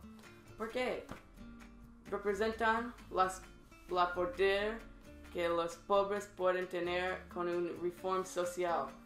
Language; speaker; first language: Spanish; non-native, learner; English